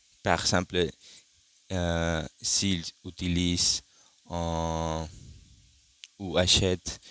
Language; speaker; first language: French; non-native, learner; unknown